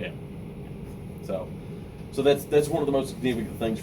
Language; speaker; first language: English; native; English